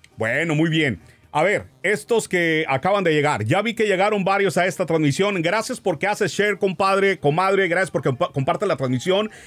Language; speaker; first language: Spanish; native; Spanish